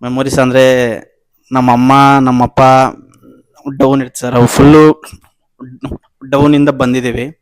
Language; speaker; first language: Kannada; non-native, local second language; Telugu